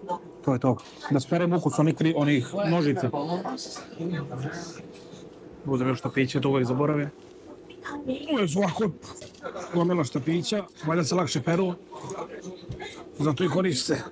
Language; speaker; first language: Bosnian; native; Bosnian